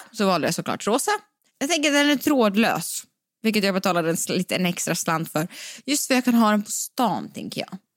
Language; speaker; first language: Swedish; native; Swedish